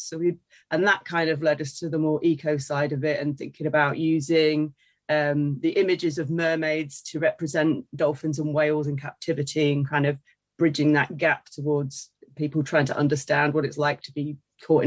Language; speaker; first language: English; native; English